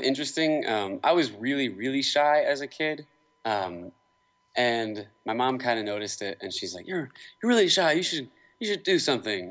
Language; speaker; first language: English; native; English